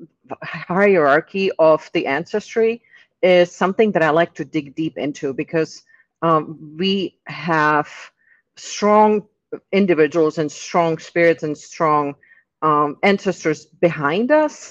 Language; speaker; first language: English; non-native, fluent; Czech